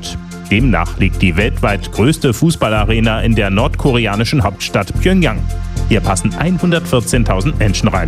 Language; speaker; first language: German; native; German